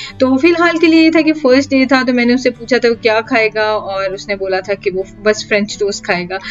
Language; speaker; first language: Urdu; native; Urdu